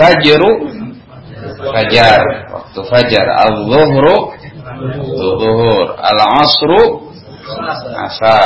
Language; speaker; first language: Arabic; non-native, fluent; Indonesian